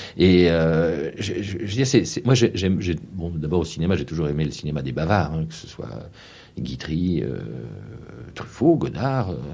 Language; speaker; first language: French; native; French